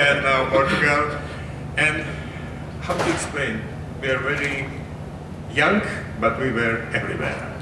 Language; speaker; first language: English; non-native, learner; Serbian